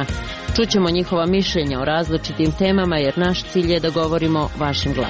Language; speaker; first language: Croatian; native; Croatian